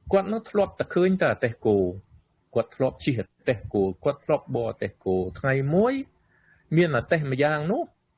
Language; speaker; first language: Khmer; native; Khmer